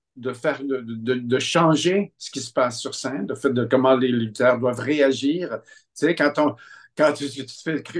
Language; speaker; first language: French; native; French